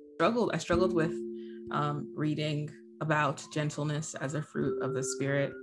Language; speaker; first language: English; early bilingual, other home language; Haitian Creole